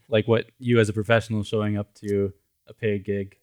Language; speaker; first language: English; native; English